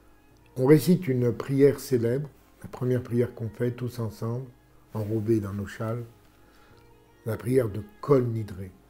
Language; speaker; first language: French; native; French